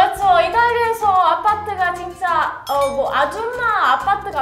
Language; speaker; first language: Korean; non-native, learner; Italian